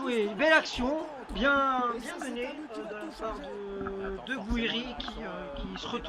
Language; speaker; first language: French; native; French